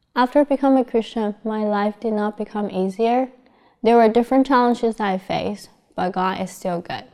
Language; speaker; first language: English; non-native, fluent; Chinese